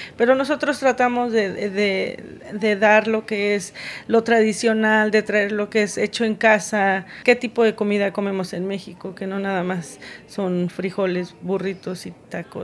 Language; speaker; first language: Spanish; native; Spanish